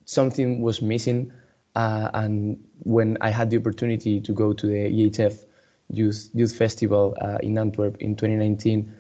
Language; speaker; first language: English; non-native, fluent; Spanish